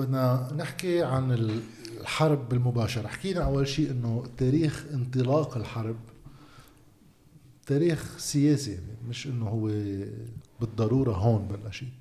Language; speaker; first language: Arabic; native; Arabic